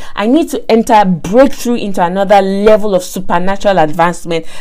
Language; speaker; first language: English; non-native, local second language; Yoruba